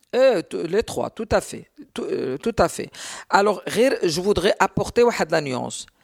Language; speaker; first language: French; non-native, local second language; Arabic